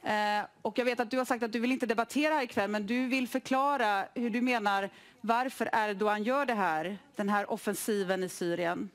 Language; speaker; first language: Swedish; native; Swedish